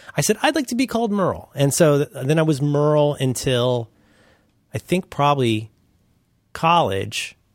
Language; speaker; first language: English; early bilingual, other home language; German